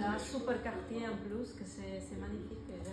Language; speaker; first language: French; non-native, fluent; Spanish